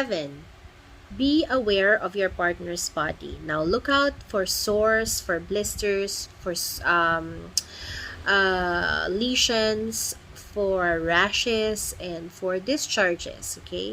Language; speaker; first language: English; non-native, local second language; Filipino